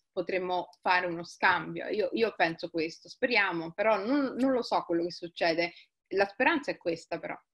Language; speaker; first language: Italian; early bilingual, other home language; Somali